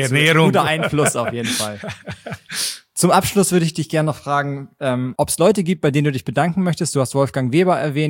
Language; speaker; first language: German; native; German